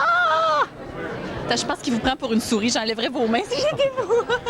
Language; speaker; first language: French; native; French